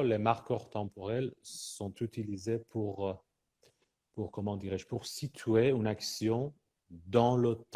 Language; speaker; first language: French; non-native, fluent; Persian